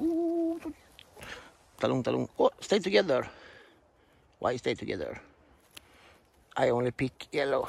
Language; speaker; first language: English; non-native, learner; Swedish